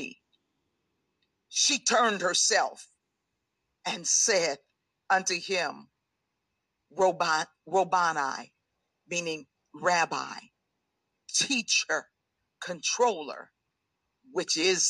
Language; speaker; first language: English; native; English